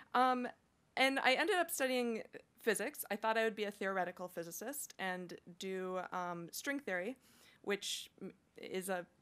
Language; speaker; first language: English; native; English